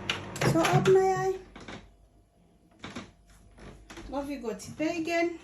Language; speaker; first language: Danish; non-native, fluent; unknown